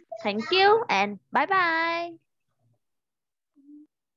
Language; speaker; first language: English; non-native, fluent; Vietnamese